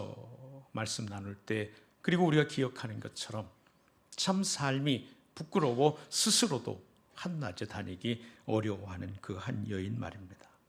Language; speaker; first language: Korean; native; Korean